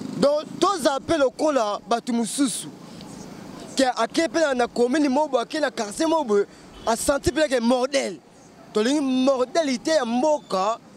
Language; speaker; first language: Lingala; native; Lingala